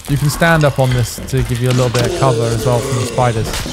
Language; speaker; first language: English; native; English